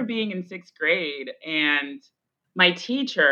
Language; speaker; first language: English; early bilingual, other home language; Spanish